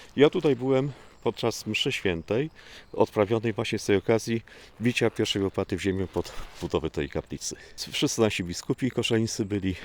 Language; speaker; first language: Polish; native; Polish